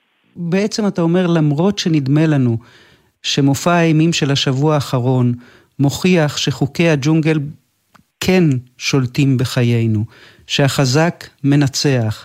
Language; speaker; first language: Hebrew; native; Hebrew